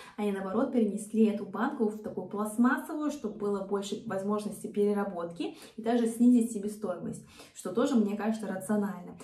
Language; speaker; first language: Russian; non-native, fluent; Korean